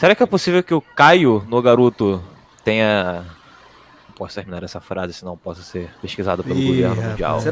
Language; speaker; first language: Portuguese; native; Portuguese